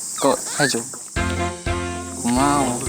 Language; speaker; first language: Korean; native; Korean